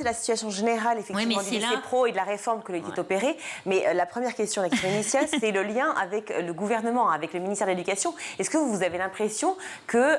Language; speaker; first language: French; native; French